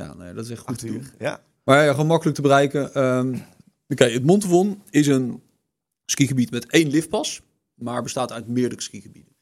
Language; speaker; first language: Dutch; native; Dutch